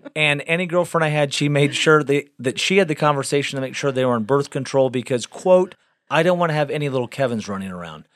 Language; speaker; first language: English; native; English